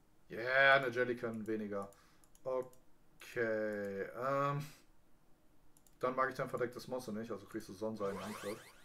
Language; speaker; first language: German; native; German